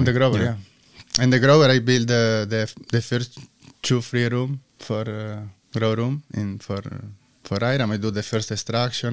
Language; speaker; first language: English; non-native, learner; Italian